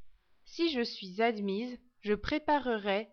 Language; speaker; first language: French; non-native, learner; English